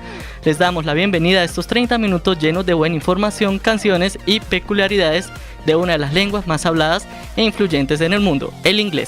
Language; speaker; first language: Spanish; native; Spanish